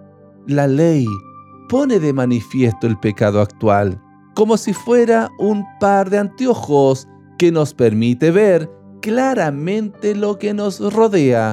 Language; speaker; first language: Spanish; native; Spanish